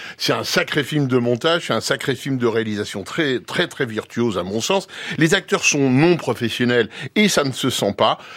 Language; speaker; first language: French; native; French